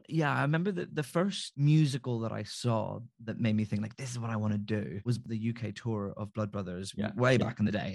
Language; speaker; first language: English; native; English